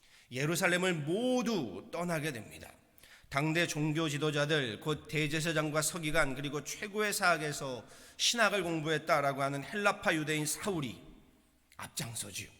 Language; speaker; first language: Korean; native; Korean